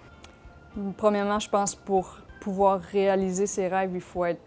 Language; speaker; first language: French; native; French